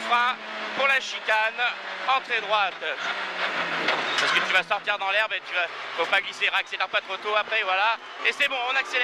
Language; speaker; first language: French; native; French